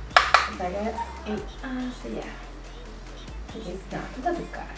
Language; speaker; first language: Spanish; native; Spanish